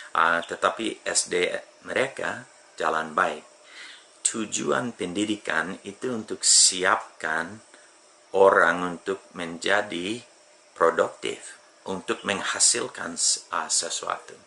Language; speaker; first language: Indonesian; non-native, fluent; English